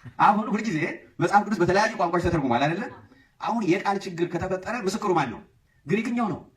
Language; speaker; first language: Amharic; native; Amharic